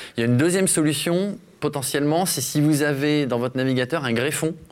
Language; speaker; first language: French; native; French